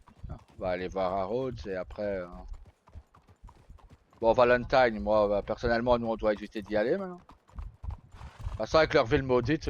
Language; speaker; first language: French; native; French